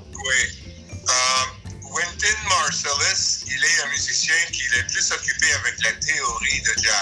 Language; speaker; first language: French; early bilingual, other home language; English